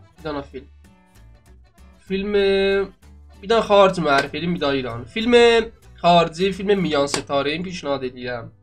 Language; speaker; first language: Azerbaijani; native; Azerbaijani